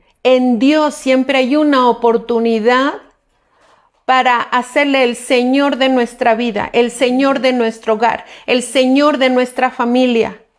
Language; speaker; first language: Spanish; native; Spanish